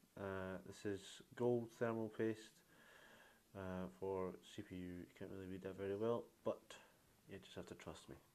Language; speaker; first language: English; native; English